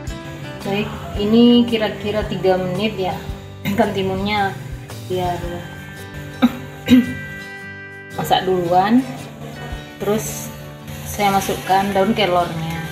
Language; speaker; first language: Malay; non-native, local second language; Madurese